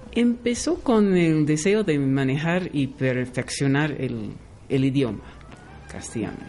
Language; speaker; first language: Spanish; non-native, fluent; English